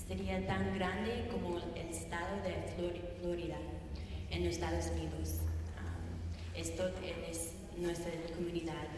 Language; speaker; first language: Spanish; non-native, learner; English